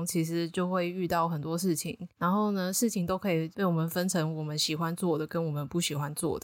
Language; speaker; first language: Chinese; native; Chinese